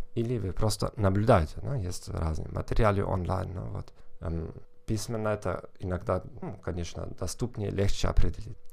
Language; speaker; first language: Russian; non-native, fluent; German